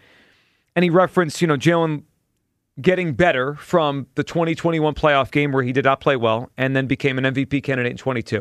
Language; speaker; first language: English; native; English